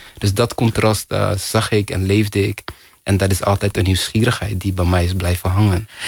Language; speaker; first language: Dutch; early bilingual, other home language; Kinyarwanda